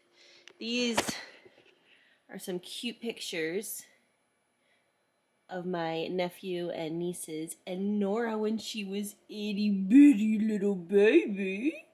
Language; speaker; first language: English; native; English